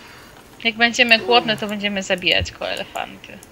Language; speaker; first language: Polish; native; Polish